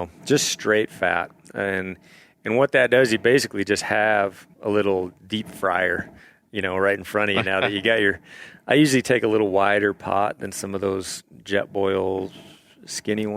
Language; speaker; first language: English; native; English